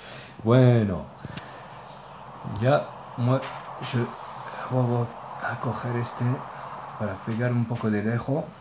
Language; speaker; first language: Spanish; non-native, learner; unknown